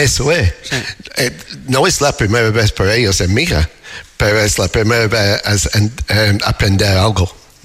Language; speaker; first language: Spanish; non-native, learner; English